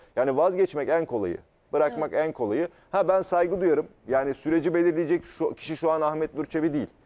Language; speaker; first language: Turkish; native; Turkish